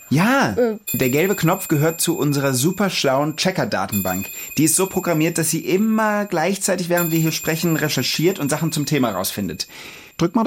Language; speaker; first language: German; native; German